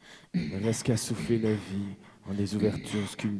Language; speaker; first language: French; native; French